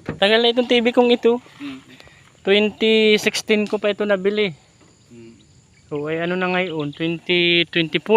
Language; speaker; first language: Filipino; native; Filipino